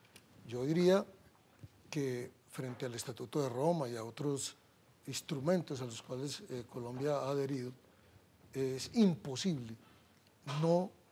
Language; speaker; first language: Spanish; native; Spanish